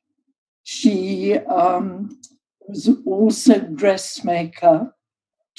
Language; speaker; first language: English; native; English